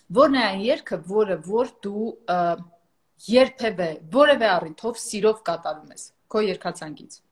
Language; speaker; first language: Armenian; native; Armenian